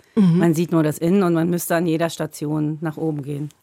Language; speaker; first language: German; native; German